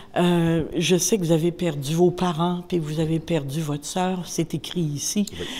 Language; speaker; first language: French; native; French